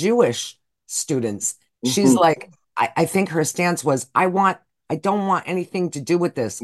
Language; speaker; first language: English; native; English